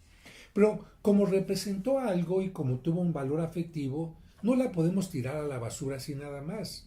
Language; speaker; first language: Spanish; native; Spanish